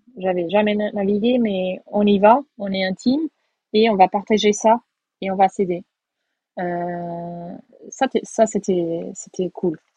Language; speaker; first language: French; non-native, fluent; Portuguese